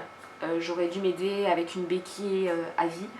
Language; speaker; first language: French; native; French